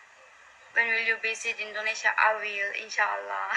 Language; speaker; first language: English; non-native, learner; Korean